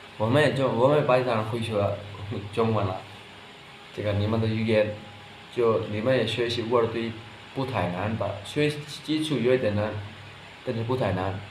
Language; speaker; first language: Chinese; non-native, fluent; Urdu